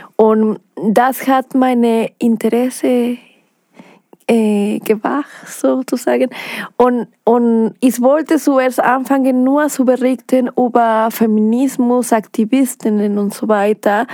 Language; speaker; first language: German; non-native, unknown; Spanish